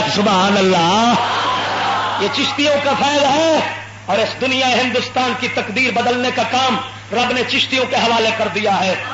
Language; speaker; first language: Urdu; non-native, local second language; Punjabi